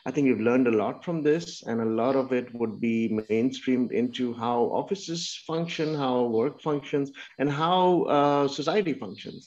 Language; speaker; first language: English; non-native, local second language; Urdu